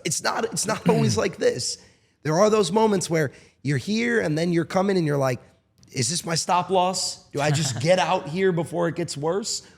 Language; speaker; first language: English; native; English